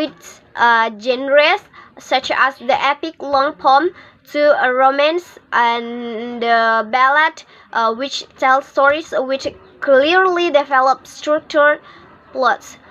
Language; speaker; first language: English; non-native, learner; Indonesian